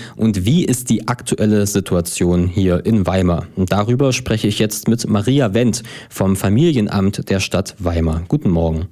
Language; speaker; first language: German; native; German